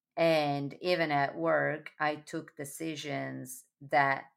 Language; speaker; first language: English; non-native, fluent; Italian